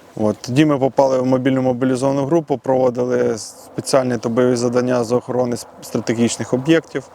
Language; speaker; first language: Ukrainian; non-native, local second language; Russian